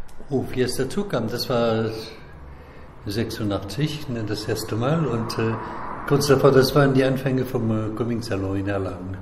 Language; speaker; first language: German; non-native, fluent; French